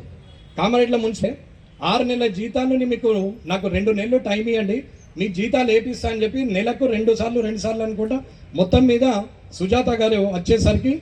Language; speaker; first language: Telugu; native; Telugu